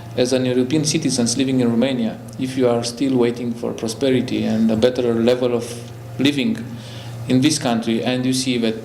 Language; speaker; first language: English; non-native, fluent; Romanian